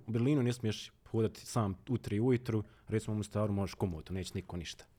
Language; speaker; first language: Bosnian; native; Bosnian